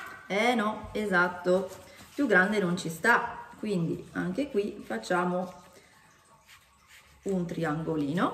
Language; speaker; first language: Italian; native; Italian